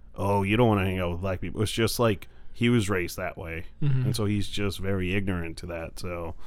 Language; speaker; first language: English; non-native, fluent; Spanish